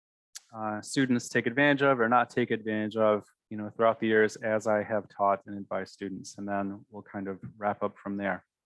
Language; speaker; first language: English; native; English